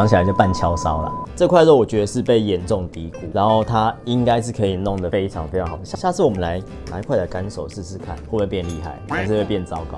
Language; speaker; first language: Chinese; native; Chinese